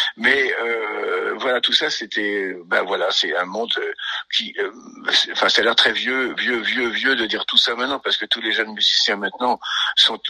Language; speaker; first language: French; native; French